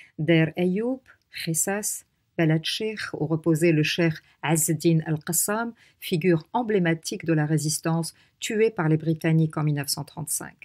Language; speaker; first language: French; non-native, local second language; Arabic